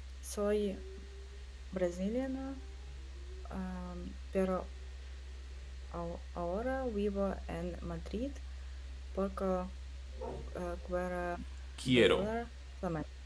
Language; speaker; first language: Spanish; non-native, learner; Russian